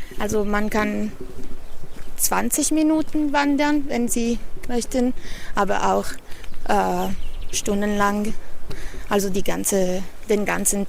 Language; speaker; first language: German; non-native, fluent; Italian